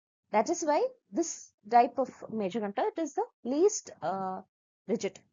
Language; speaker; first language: English; non-native, local second language; Malayalam